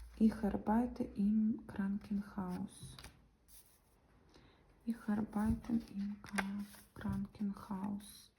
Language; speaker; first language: German; non-native, learner; Ukrainian